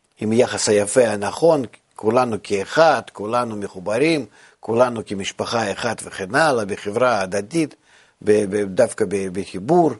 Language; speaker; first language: Hebrew; non-native, fluent; Russian